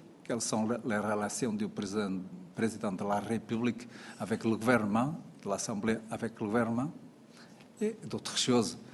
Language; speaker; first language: French; non-native, fluent; Portuguese